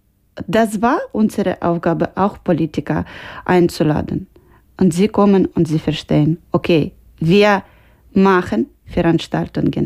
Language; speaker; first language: German; non-native, learner; Ukrainian